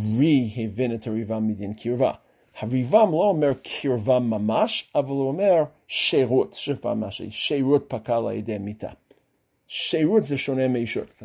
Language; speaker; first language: Hebrew; non-native, fluent; English